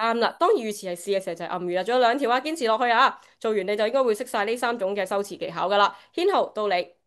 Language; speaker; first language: Cantonese; native; Cantonese